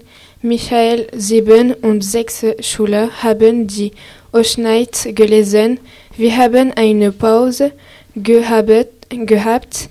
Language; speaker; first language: German; non-native, learner; French